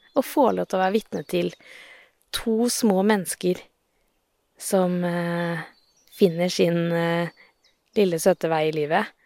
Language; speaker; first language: Norwegian; native; Norwegian